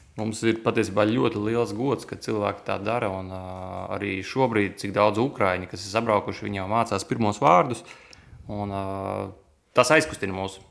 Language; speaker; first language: Latvian; native; Latvian